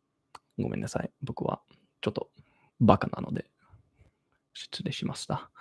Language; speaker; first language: Japanese; non-native, learner; English